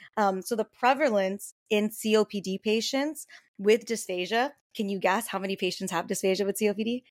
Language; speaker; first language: English; native; English